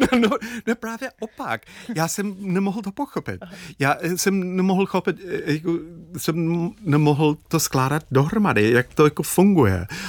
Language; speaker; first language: Czech; non-native, fluent; English